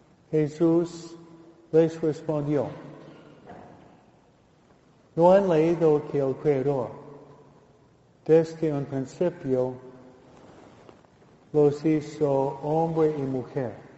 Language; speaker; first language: Spanish; non-native, fluent; English